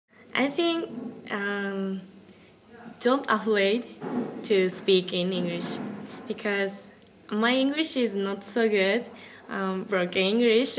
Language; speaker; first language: English; non-native, learner; Japanese